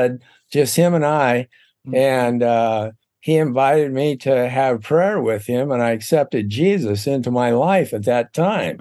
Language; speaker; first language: English; native; English